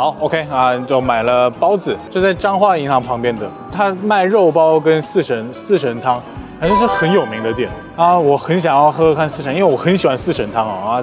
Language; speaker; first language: Chinese; non-native, fluent; Korean